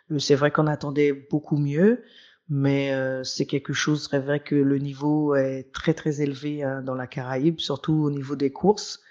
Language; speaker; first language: French; native; French